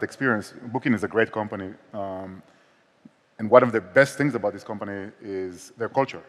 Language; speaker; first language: English; non-native, fluent; Hebrew